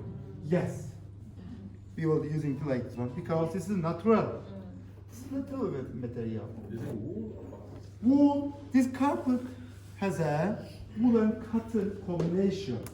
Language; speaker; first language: English; non-native, learner; Turkish